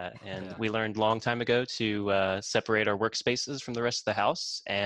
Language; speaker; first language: English; native; English